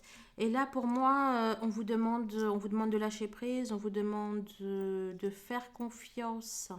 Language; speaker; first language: French; native; French